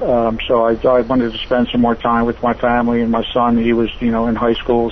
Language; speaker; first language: English; native; English